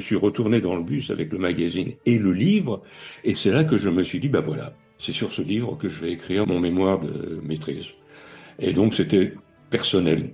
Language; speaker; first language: French; native; French